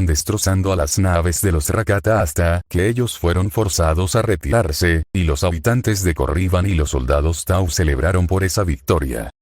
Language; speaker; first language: Spanish; native; Spanish